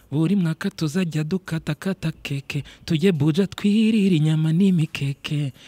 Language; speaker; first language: Kinyarwanda; native; Kinyarwanda